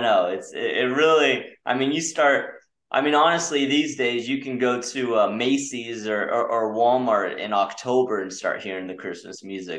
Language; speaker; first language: English; native; English